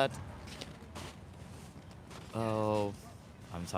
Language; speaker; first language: English; non-native, learner; Portuguese